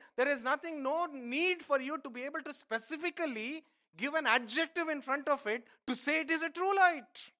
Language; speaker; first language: English; non-native, local second language; Telugu